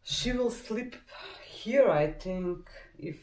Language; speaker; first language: English; non-native, learner; Russian